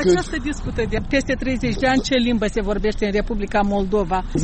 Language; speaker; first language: Romanian; native; Romanian